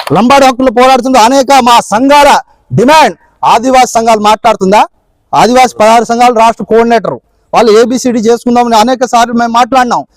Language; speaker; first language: Telugu; non-native, local second language; Lambadi